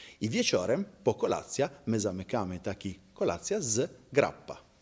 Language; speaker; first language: Polish; non-native, learner; Italian